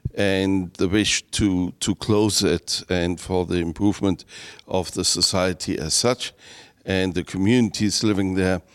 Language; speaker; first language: English; non-native, fluent; German